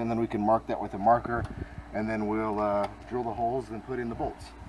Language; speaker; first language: English; native; English